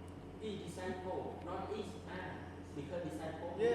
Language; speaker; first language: English; non-native, learner; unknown